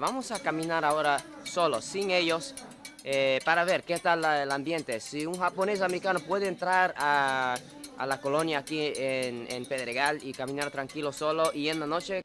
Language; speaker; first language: Spanish; non-native, fluent; Japanese